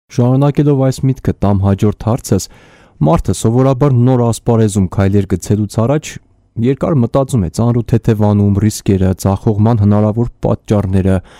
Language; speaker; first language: Armenian; native; Armenian